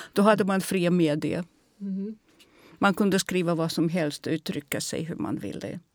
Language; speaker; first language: Swedish; non-native, fluent; Russian